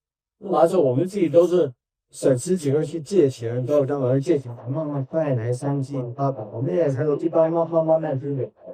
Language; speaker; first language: Chinese; native; Chinese